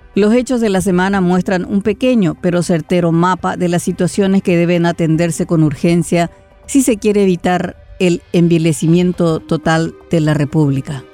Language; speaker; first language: Spanish; native; Spanish